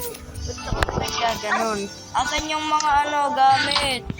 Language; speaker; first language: Filipino; native; Filipino